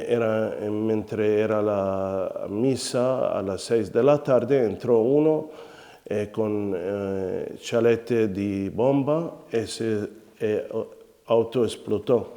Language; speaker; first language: Spanish; non-native, fluent; Arabic